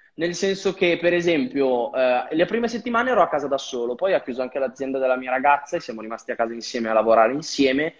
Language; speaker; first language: Italian; native; Italian